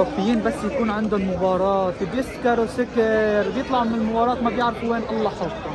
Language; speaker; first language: Arabic; native; Arabic